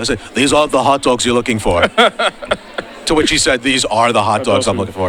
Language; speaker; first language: English; native; English